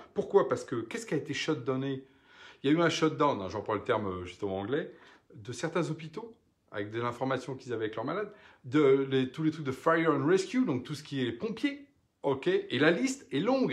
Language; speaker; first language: French; native; French